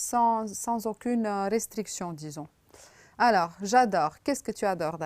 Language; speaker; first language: French; non-native, fluent; Romanian